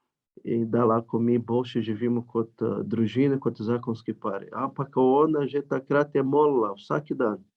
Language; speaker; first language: Slovenian; non-native, learner; Portuguese